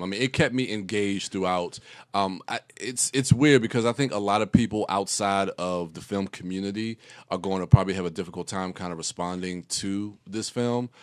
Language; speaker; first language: English; native; English